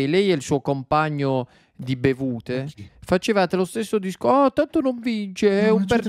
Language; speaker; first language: Italian; native; Italian